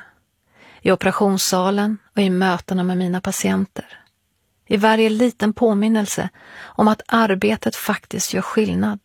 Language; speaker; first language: Swedish; early bilingual, other home language; Persian